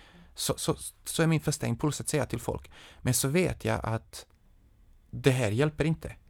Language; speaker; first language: Swedish; non-native, fluent; Serbian